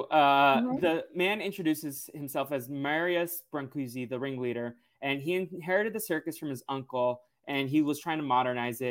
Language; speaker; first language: English; native; English